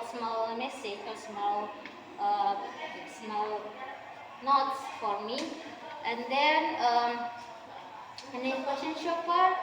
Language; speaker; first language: English; non-native, learner; Indonesian